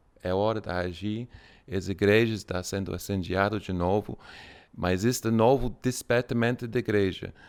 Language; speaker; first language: Portuguese; non-native, fluent; English